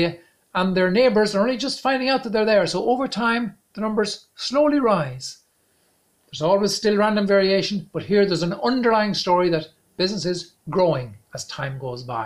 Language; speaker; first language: English; native; English